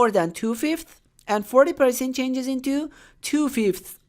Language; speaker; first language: English; non-native, fluent; Persian